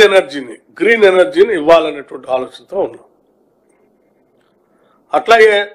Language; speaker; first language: Telugu; native; Telugu